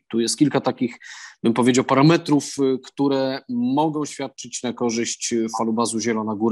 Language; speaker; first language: Polish; native; Polish